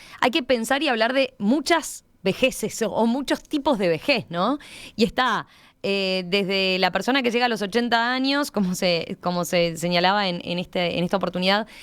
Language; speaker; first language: Spanish; native; Spanish